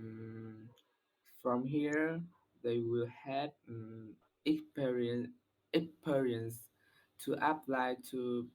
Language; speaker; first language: English; non-native, learner; Vietnamese